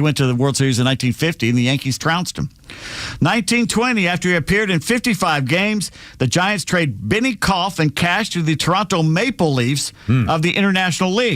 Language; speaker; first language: English; native; English